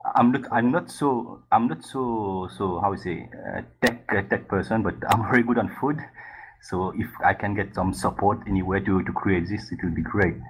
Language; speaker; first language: English; non-native, fluent; Morisyen